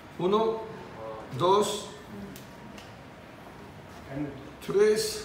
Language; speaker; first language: Spanish; non-native, learner; English